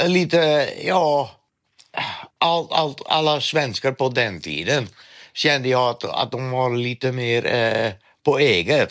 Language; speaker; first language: Swedish; non-native, fluent; Dutch